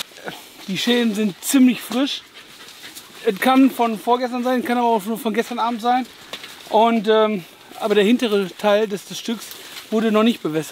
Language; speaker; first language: German; native; German